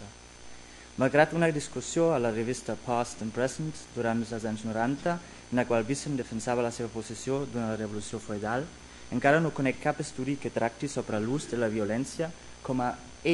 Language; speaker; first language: Catalan; non-native, fluent; German